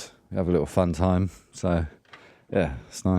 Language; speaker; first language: English; native; English